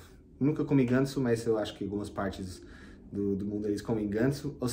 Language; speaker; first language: Portuguese; non-native, fluent; English